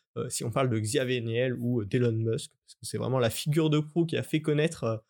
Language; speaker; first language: French; native; French